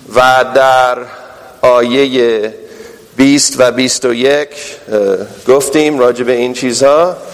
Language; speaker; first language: Persian; non-native, fluent; English